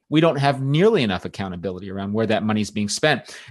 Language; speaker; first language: English; native; English